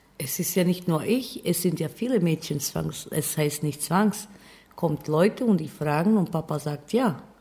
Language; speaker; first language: German; non-native, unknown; Serbian